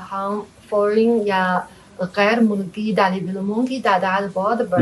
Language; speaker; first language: Hindi; non-native, fluent; Chinese